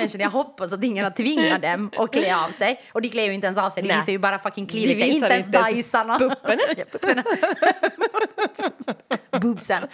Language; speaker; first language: Swedish; native; Swedish